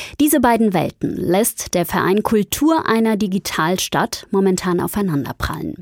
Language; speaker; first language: German; native; German